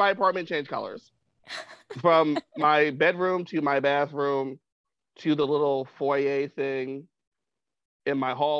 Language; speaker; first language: English; native; English